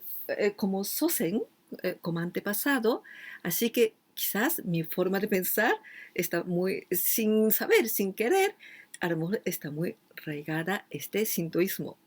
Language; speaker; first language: Spanish; non-native, fluent; Japanese